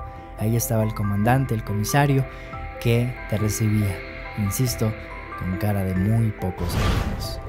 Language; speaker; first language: Spanish; native; Spanish